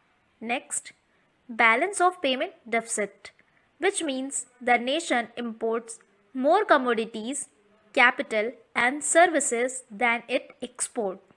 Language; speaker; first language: English; non-native, local second language; Hindi